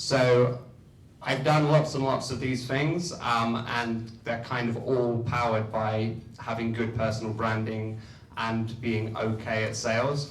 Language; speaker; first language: English; native; English